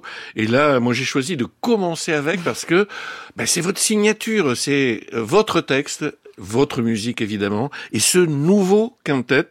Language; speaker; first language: French; native; French